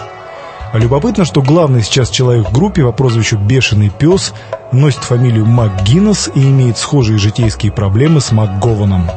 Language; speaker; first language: Russian; native; Russian